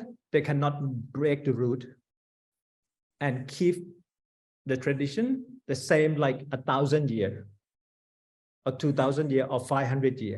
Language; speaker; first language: English; non-native, fluent; Thai